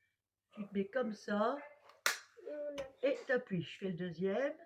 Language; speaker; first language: French; native; French